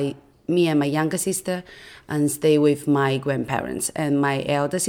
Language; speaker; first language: English; non-native, fluent; Chinese